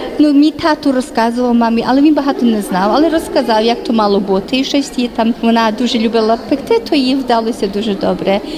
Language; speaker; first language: Ukrainian; early bilingual, heritage; Ukrainian